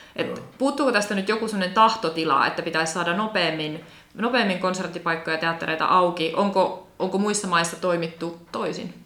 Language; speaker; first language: Finnish; native; Finnish